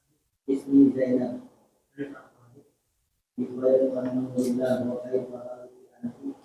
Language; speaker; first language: Arabic; non-native, learner; Indonesian